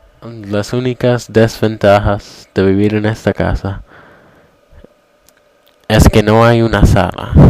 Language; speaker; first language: Spanish; non-native, learner; English